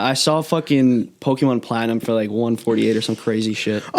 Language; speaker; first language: English; native; English